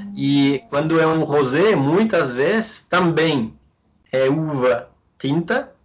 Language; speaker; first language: Portuguese; non-native, fluent; French